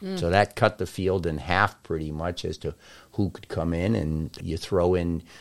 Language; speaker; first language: English; native; English